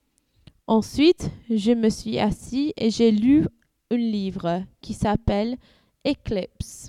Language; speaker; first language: French; non-native, learner; English